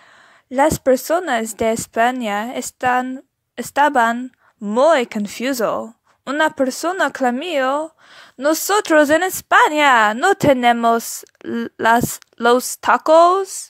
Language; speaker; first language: Spanish; non-native, learner; English